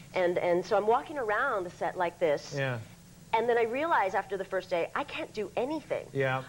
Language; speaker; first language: English; native; English